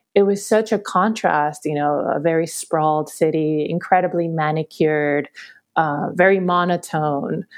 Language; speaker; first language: English; early bilingual, other home language; Spanish